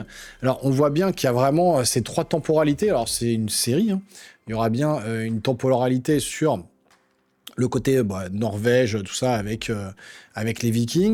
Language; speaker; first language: French; native; French